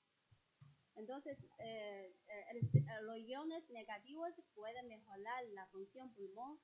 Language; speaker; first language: Spanish; non-native, fluent; Chinese